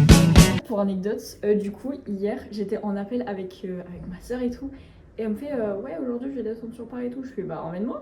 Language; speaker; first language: French; native; French